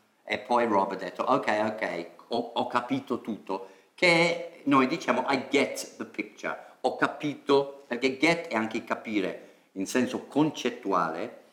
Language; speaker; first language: Italian; non-native, fluent; English